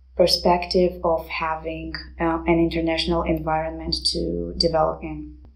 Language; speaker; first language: English; non-native, fluent; Romanian